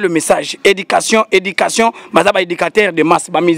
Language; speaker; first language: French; non-native, local second language; Lingala